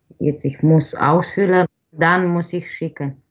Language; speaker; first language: German; non-native, learner; Romanian